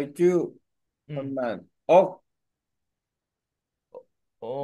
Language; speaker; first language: Korean; non-native, learner; Vietnamese